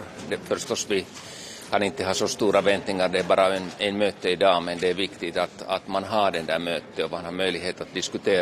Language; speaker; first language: Swedish; non-native, local second language; Finnish